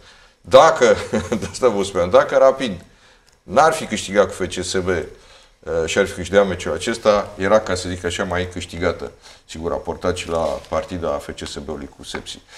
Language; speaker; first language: Romanian; native; Romanian